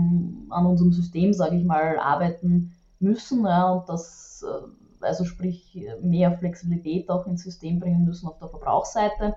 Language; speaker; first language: German; native; German